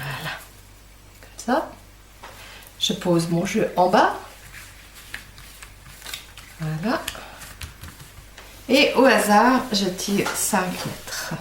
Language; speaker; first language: French; native; French